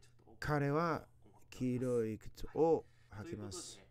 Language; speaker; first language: Japanese; non-native, learner; English